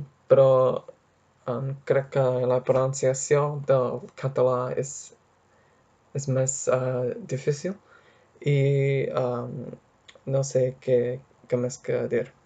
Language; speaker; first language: Spanish; non-native, fluent; English